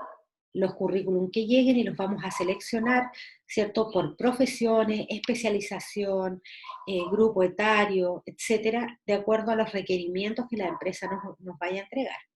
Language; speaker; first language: Spanish; native; Spanish